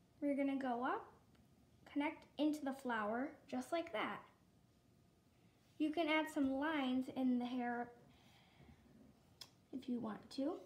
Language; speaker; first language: English; native; English